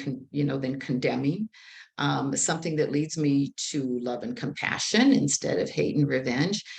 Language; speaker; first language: English; native; English